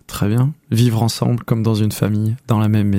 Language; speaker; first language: French; native; French